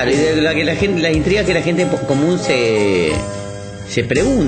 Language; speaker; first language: Spanish; native; Spanish